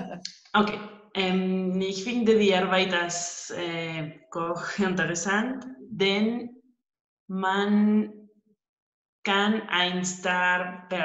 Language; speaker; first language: German; non-native, learner; Spanish